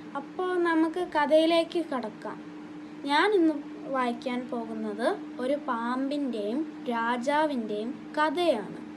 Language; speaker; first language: Malayalam; non-native, learner; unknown